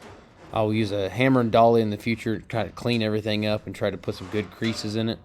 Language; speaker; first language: English; native; English